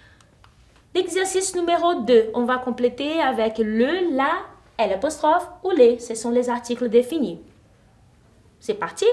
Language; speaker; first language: French; non-native, fluent; Portuguese